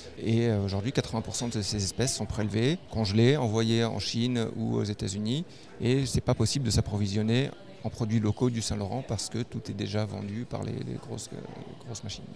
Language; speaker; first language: French; native; French